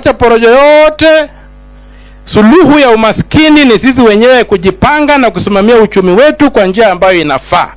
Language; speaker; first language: Swahili; non-native, local second language; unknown